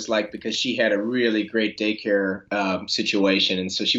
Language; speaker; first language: English; native; English